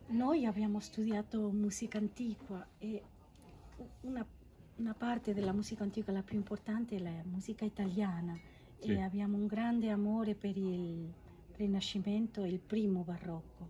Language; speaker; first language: Italian; non-native, fluent; Catalan